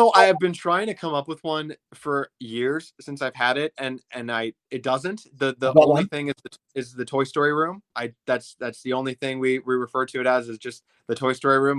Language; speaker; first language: English; native; English